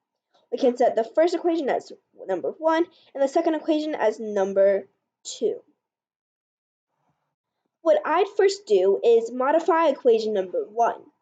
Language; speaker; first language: English; native; English